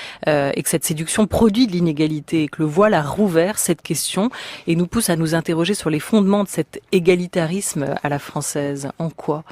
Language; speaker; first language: French; native; French